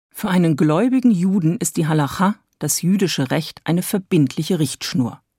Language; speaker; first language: German; native; German